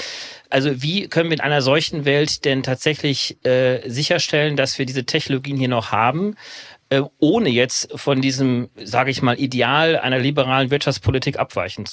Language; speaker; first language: German; native; German